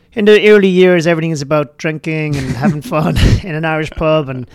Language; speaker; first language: English; native; English